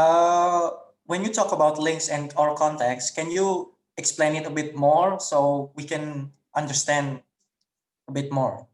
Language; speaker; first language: English; non-native, fluent; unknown